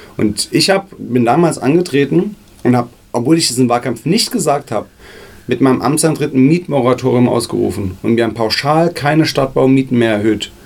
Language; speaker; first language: German; native; German